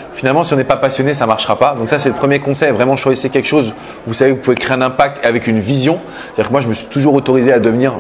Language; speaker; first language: French; native; French